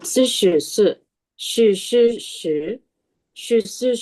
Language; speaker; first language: Chinese; non-native, learner; Burmese